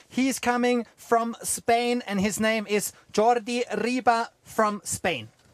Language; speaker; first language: English; non-native, fluent; German